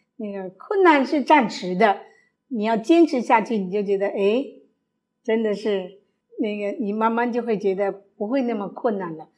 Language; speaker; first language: Chinese; early bilingual, other home language; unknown